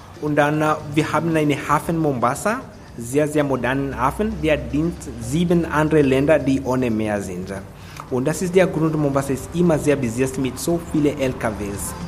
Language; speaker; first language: German; non-native, learner; Swahili